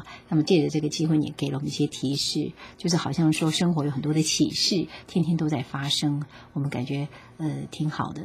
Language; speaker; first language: Chinese; native; Chinese